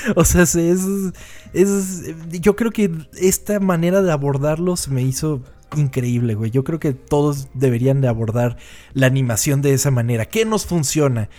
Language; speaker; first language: Spanish; native; Spanish